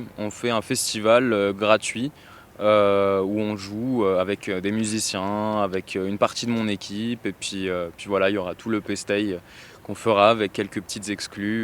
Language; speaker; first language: French; native; French